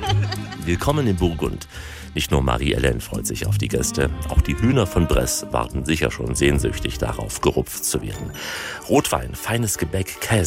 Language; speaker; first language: German; native; German